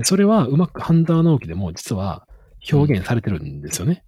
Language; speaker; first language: Japanese; native; Japanese